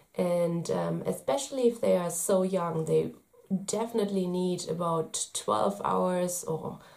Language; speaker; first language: English; non-native, fluent; German